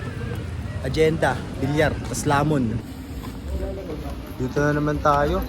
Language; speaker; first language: Filipino; native; Filipino